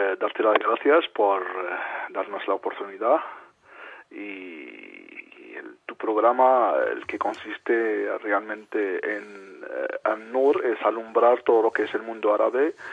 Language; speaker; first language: Spanish; non-native, fluent; Arabic